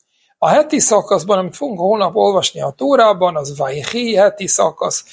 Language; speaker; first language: Hungarian; non-native, fluent; English